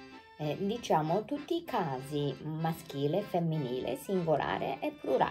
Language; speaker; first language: Italian; non-native, fluent; Japanese